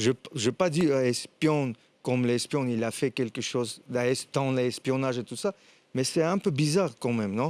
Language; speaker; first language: French; non-native, fluent; Armenian